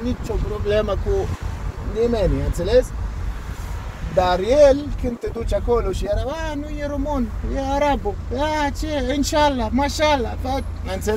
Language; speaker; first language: Romanian; non-native, learner; Arabic